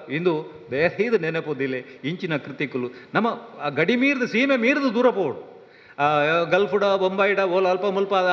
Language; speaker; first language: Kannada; non-native, local second language; Tulu